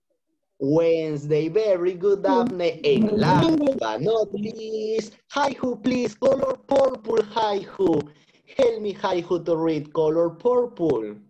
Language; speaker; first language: English; non-native, fluent; Spanish